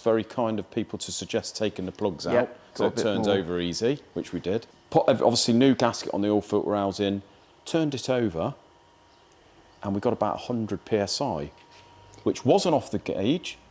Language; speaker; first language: English; native; English